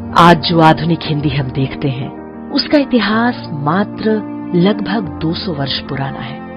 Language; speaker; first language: Hindi; native; Hindi